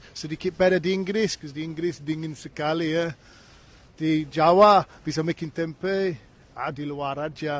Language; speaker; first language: Indonesian; non-native, learner; English